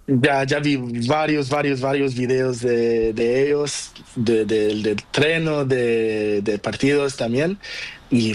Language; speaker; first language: Spanish; non-native, learner; Portuguese